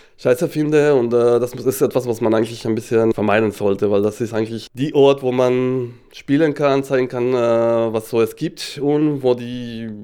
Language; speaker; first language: German; non-native, fluent; Spanish